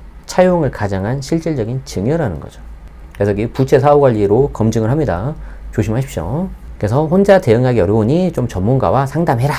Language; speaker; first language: Korean; native; Korean